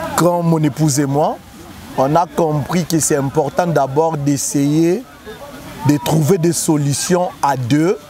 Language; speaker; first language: French; non-native, local second language; Lingala